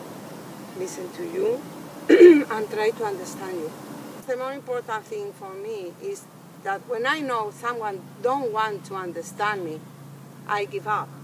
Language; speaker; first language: English; non-native, fluent; Spanish